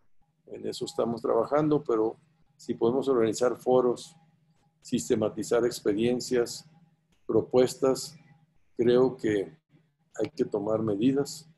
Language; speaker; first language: Spanish; native; Spanish